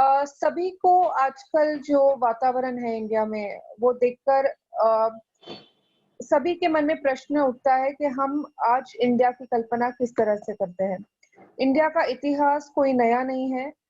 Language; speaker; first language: Hindi; native; Hindi